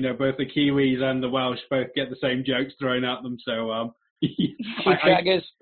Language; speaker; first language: English; native; English